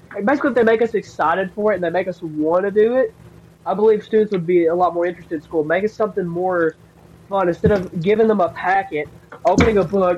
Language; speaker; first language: English; native; English